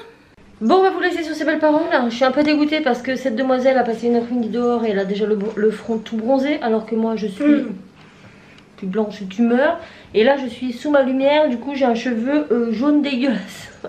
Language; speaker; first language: French; native; French